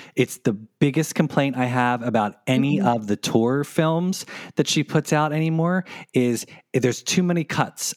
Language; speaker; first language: English; native; English